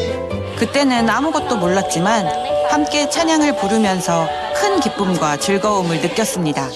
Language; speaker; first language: Korean; non-native, fluent; Thai